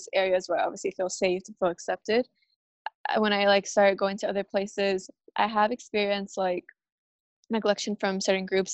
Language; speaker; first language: English; early bilingual, other home language; Spanish